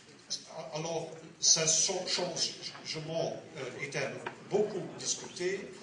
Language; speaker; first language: French; non-native, learner; Dutch